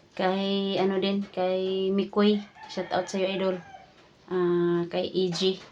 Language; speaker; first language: Filipino; native; Filipino